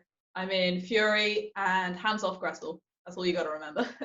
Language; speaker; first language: English; native; English